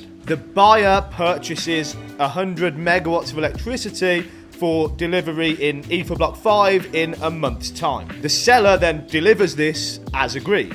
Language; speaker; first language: English; native; English